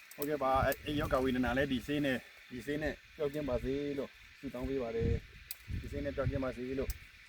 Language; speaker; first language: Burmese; non-native, local second language; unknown